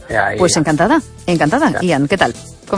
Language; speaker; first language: Spanish; native; Spanish